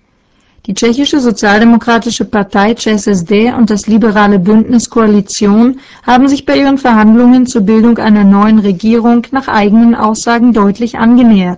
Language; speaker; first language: German; native; German